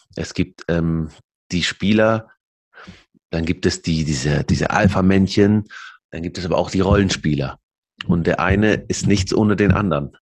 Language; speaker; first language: German; early bilingual, other home language; Arabic